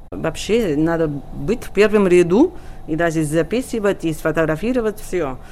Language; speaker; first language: Russian; non-native, fluent; Catalan